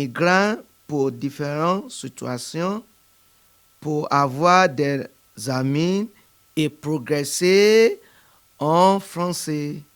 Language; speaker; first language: French; non-native, learner; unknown